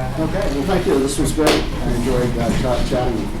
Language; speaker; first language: English; native; English